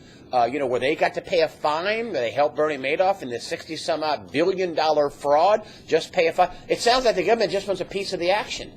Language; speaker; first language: English; native; English